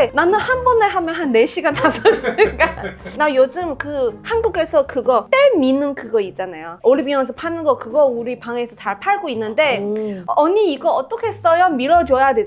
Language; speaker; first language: Korean; non-native, fluent; Chinese